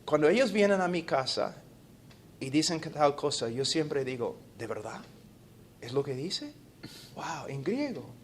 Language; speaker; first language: Spanish; non-native, fluent; English